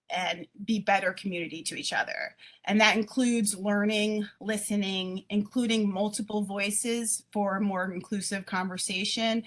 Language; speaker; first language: English; native; English